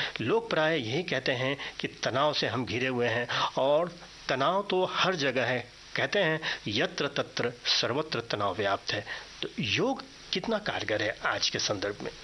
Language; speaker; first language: Hindi; native; Hindi